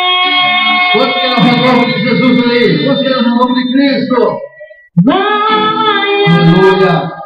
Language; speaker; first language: Portuguese; native; Portuguese